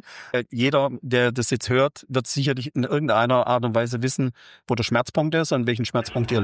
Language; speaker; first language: German; native; German